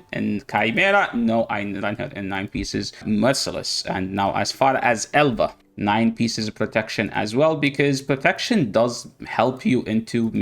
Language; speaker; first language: English; non-native, fluent; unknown